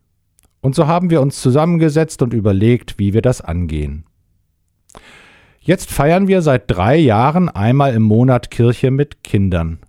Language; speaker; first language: German; native; German